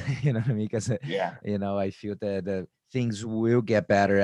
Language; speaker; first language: English; native; English